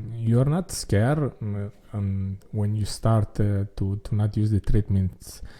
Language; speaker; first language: English; non-native, learner; Italian